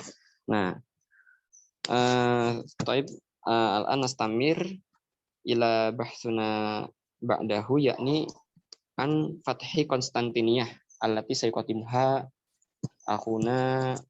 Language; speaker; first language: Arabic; non-native, learner; Indonesian